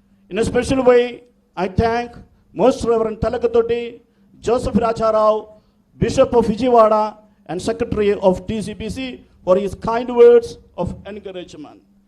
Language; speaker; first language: English; non-native, local second language; Malayalam